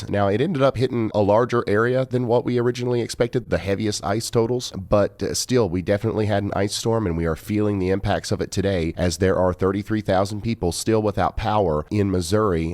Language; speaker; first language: English; native; English